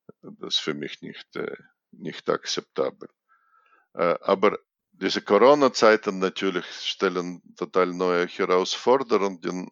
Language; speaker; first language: German; non-native, fluent; Russian